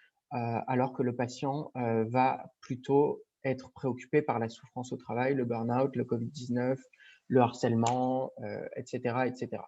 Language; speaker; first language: French; native; French